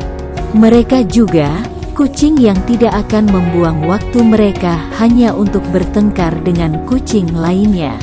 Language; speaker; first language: Indonesian; native; Indonesian